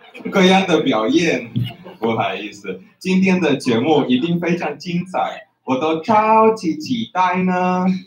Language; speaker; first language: Chinese; non-native, fluent; Spanish